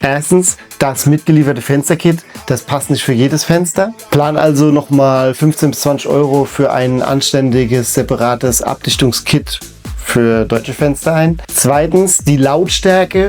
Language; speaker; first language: German; native; German